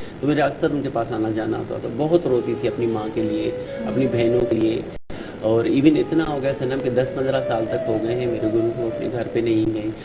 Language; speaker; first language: Urdu; native; Urdu